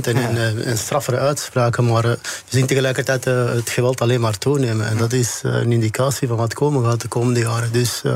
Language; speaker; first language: Dutch; native; Dutch